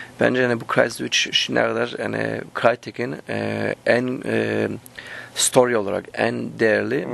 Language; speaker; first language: Turkish; early bilingual, heritage; Turkish